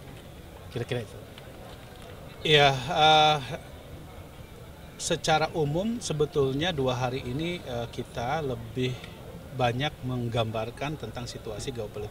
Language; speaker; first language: Indonesian; native; Indonesian